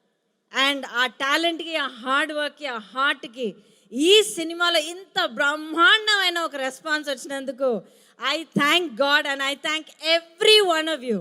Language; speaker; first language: Telugu; native; Telugu